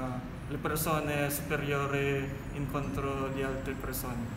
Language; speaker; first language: Italian; non-native, learner; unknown